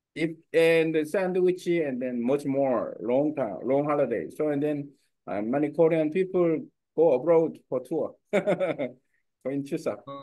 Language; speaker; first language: English; non-native, learner; Korean